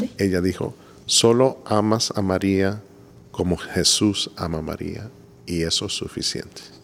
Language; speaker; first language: Spanish; non-native, fluent; English